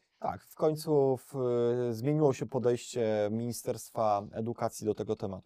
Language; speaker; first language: Polish; native; Polish